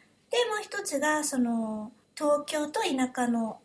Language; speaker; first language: Japanese; early bilingual, heritage; Japanese